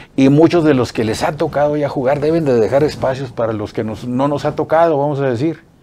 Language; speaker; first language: Spanish; native; Spanish